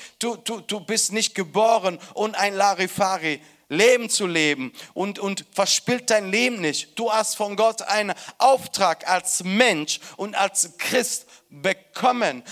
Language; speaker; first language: German; non-native, fluent; Italian